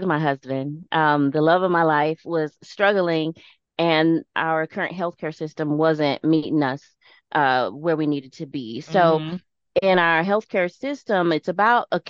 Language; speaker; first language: English; native; English